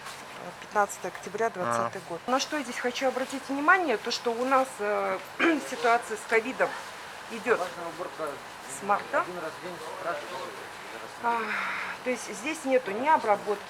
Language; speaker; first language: Russian; native; Russian